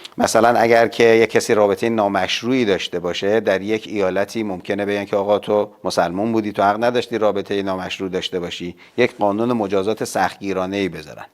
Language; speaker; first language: Persian; native; Persian